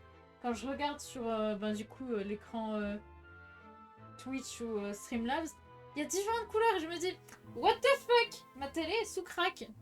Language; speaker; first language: French; native; French